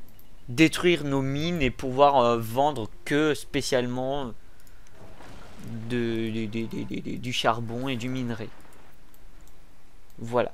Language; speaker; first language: French; native; French